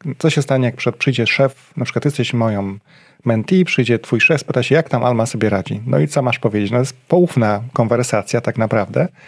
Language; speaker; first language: Polish; native; Polish